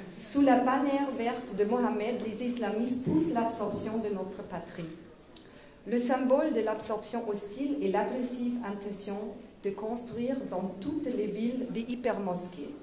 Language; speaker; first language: French; non-native, fluent; German